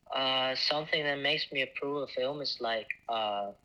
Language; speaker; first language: English; non-native, fluent; Icelandic